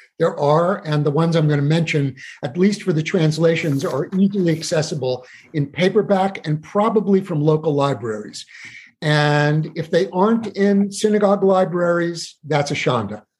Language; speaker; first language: English; native; English